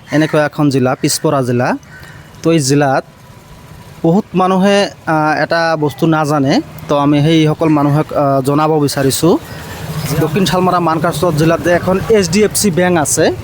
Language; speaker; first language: Assamese; non-native, local second language; Bangla